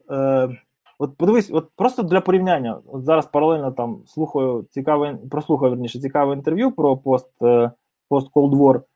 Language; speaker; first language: Ukrainian; native; Ukrainian